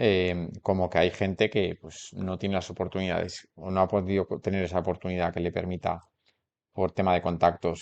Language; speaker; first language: Spanish; native; Spanish